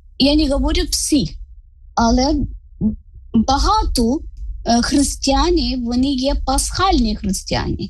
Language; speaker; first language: Ukrainian; non-native, learner; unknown